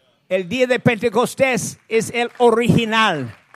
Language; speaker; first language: Spanish; non-native, fluent; English